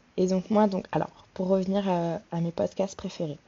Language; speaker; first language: French; native; French